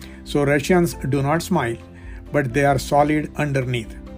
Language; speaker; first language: English; non-native, local second language; Marathi